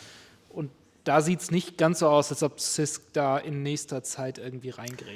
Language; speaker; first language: German; native; German